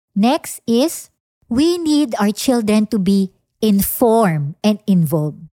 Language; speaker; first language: English; non-native, local second language; Filipino